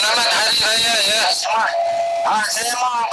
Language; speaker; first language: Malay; non-native, learner; Bangla